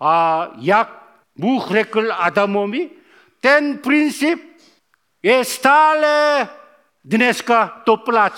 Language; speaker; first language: Czech; non-native, fluent; Korean